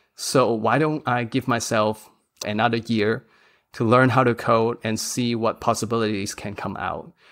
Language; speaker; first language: English; non-native, local second language; Cantonese